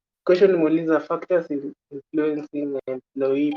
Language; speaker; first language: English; non-native, local second language; Swahili